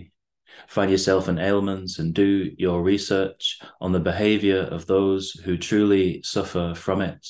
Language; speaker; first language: English; native; English